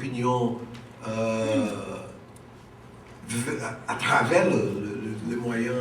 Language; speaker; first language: French; non-native, local second language; Portuguese